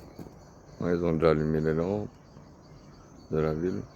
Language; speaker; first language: French; native; French